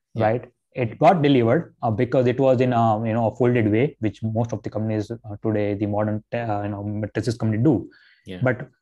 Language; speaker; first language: English; non-native, local second language; Gujarati